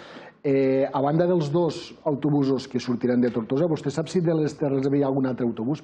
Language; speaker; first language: Catalan; native; Catalan